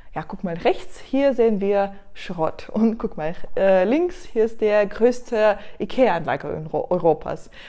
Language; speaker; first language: German; non-native, fluent; Russian